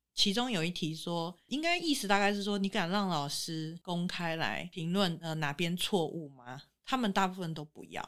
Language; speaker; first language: Chinese; native; Chinese